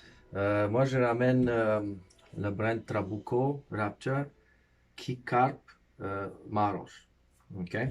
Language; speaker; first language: French; non-native, fluent; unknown